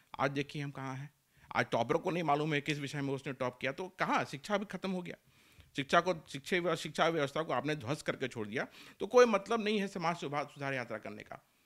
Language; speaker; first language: Hindi; native; Hindi